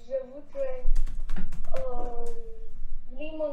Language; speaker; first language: French; non-native, learner; English